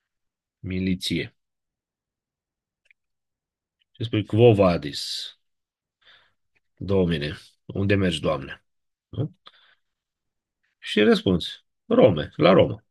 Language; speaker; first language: Romanian; native; Romanian